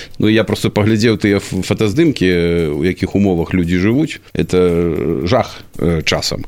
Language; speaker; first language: Belarusian; non-native, local second language; Russian